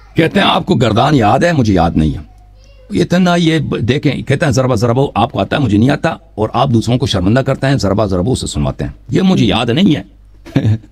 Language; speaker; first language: Urdu; non-native, fluent; Persian